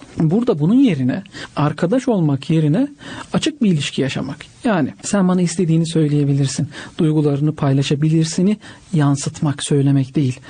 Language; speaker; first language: Turkish; native; Turkish